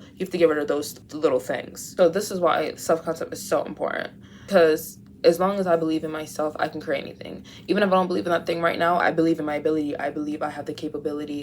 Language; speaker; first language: English; native; English